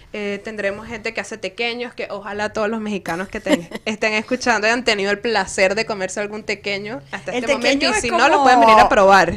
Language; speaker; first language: Spanish; native; Spanish